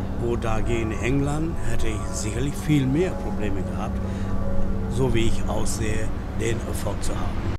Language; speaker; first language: German; non-native, fluent; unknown